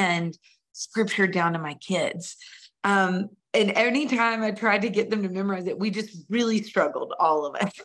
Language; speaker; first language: English; native; English